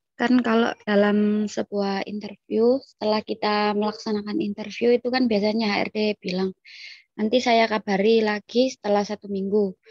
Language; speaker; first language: Indonesian; native; Indonesian